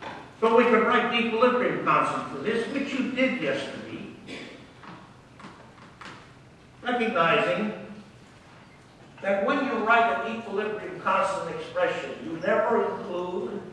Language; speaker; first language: English; native; English